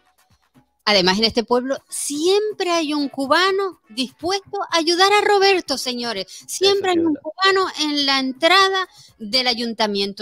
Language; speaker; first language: Spanish; native; Spanish